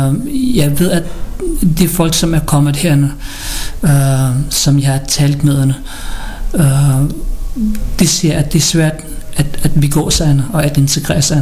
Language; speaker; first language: Danish; early bilingual, other home language; Filipino